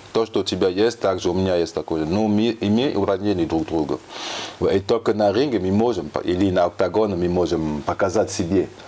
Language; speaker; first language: Russian; non-native, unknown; French